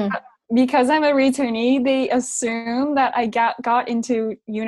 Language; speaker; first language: English; non-native, fluent; Japanese